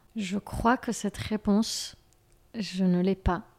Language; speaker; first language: French; native; French